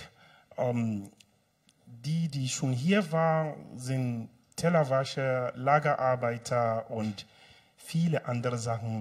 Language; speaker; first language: German; non-native, fluent; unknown